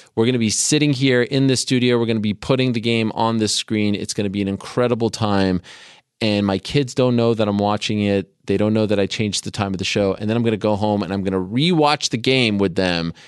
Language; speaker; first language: English; native; English